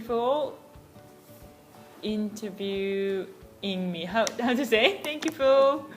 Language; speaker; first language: English; non-native, fluent; Korean